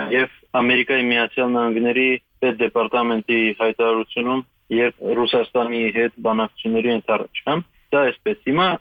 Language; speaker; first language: Armenian; native; Armenian